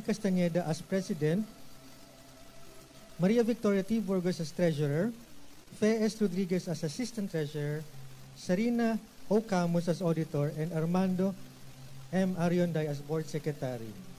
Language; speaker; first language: English; non-native, local second language; Filipino